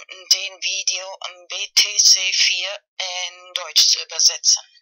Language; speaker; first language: German; non-native, learner; Spanish